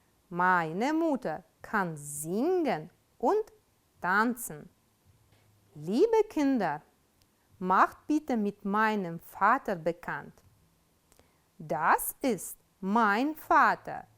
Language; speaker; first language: German; non-native, fluent; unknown